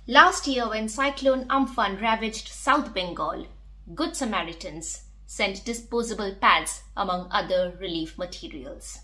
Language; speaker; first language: English; non-native, local second language; Bangla